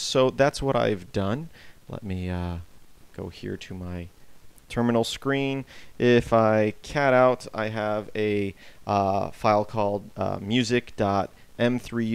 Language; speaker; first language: English; native; English